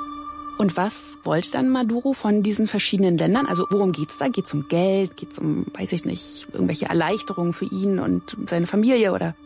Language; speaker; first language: German; native; German